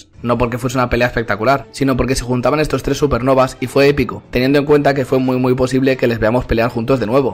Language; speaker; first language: Spanish; native; Spanish